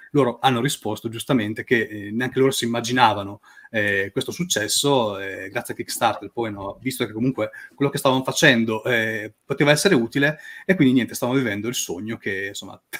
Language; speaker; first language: Italian; native; Italian